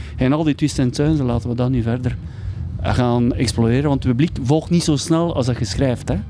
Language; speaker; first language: Dutch; native; Dutch